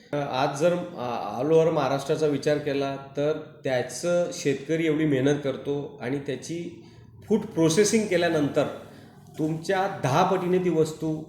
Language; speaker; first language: Marathi; native; Marathi